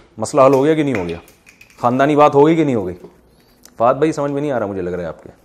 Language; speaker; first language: Urdu; native; Urdu